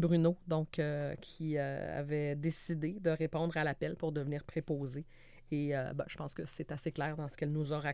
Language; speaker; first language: French; native; French